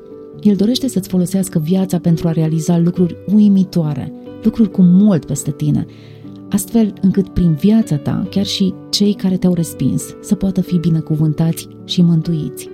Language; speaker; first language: Romanian; native; Romanian